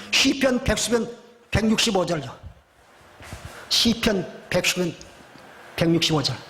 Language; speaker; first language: Korean; native; Korean